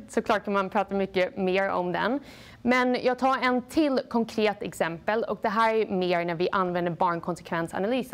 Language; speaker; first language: Swedish; non-native, fluent; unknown